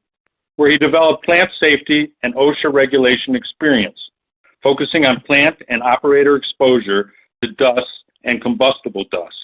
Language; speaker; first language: English; native; English